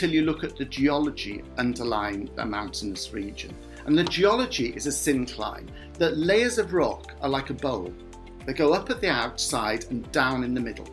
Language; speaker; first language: English; native; English